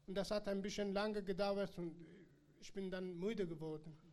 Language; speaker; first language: German; non-native, learner; Persian